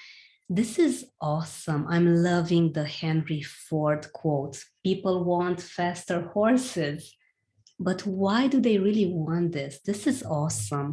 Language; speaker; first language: English; non-native, fluent; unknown